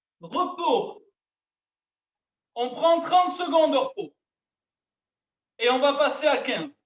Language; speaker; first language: French; native; French